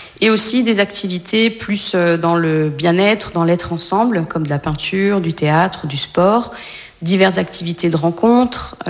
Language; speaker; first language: French; native; French